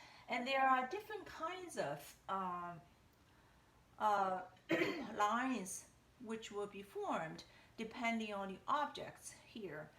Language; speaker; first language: English; non-native, fluent; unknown